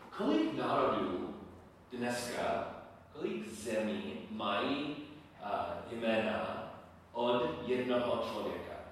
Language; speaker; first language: Czech; non-native, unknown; English